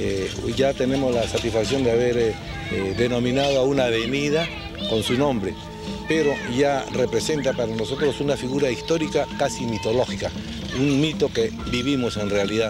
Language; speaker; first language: Spanish; native; Spanish